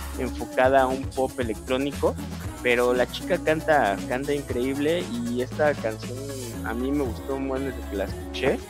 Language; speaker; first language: Spanish; native; Spanish